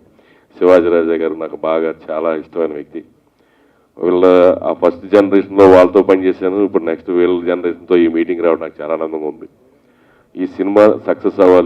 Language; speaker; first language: Telugu; native; Telugu